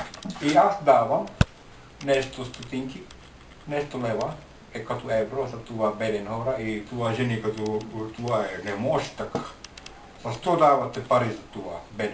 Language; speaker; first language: Bulgarian; non-native, learner; Finnish